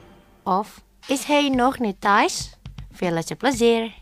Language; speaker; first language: Dutch; non-native, learner; Indonesian